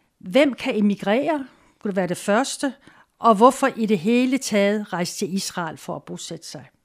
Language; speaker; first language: Danish; native; Danish